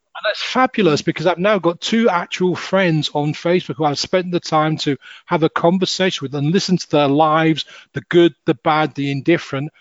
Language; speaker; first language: English; native; English